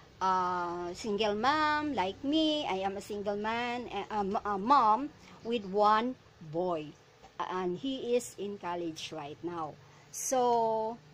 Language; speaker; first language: English; non-native, local second language; Filipino